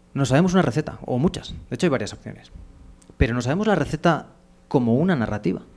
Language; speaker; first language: Spanish; native; Spanish